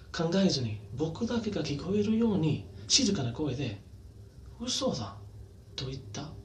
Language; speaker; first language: Japanese; non-native, learner; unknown